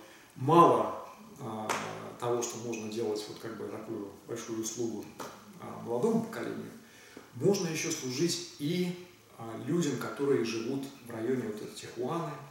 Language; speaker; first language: Russian; native; Russian